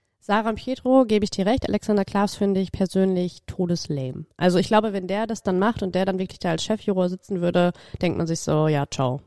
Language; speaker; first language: German; native; German